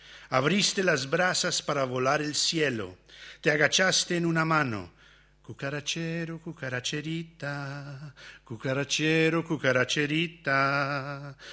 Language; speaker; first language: Spanish; early bilingual, heritage; Spanish